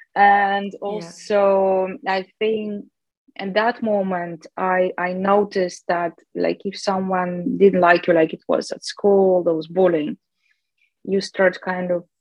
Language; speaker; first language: English; non-native, fluent; Russian